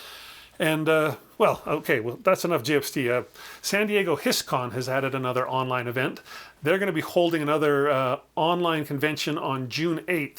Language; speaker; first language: English; native; English